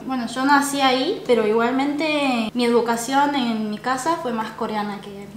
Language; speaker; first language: Spanish; early bilingual, other home language; Korean